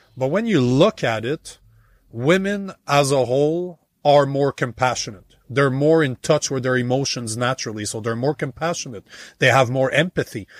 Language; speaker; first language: English; native; English